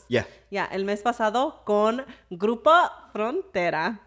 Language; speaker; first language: Spanish; early bilingual, heritage; English